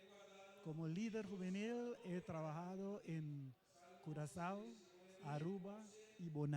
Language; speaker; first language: Spanish; non-native, learner; Papiamento